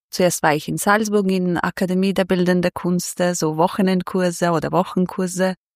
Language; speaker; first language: German; non-native, fluent; Bosnian